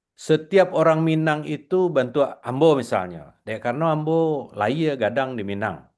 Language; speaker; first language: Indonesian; non-native, local second language; Minangkabau